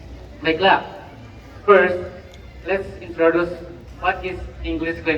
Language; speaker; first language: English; non-native, learner; Indonesian